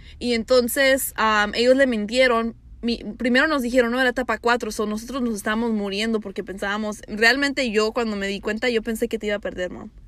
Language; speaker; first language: Spanish; early bilingual, heritage; Spanish